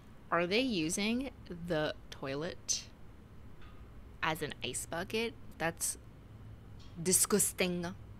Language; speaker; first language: English; native; English